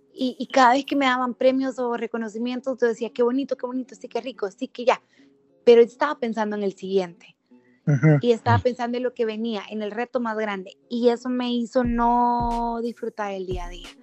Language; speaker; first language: Spanish; native; Spanish